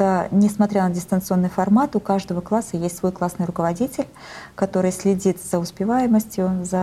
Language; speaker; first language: Russian; native; Russian